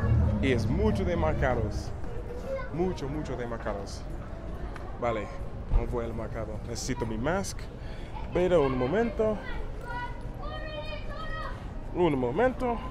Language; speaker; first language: Spanish; non-native, learner; English